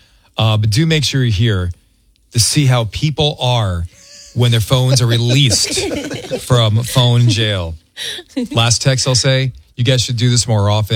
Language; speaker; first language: English; native; English